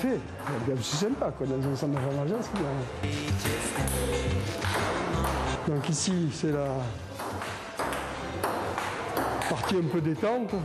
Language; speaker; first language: French; native; French